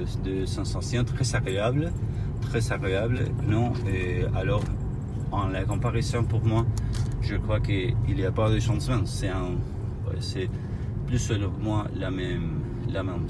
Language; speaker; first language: French; non-native, learner; Spanish